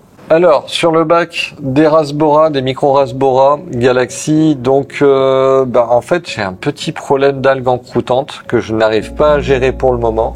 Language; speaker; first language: French; native; French